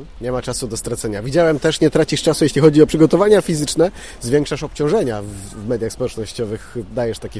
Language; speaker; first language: Polish; native; Polish